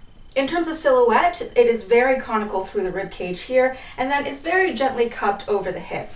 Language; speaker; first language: English; native; English